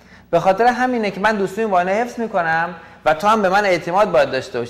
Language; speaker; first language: Persian; native; Persian